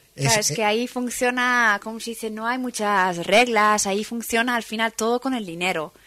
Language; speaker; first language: Spanish; non-native, fluent; Dutch